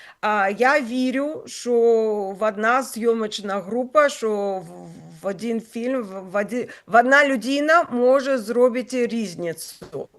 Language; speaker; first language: Ukrainian; non-native, local second language; Russian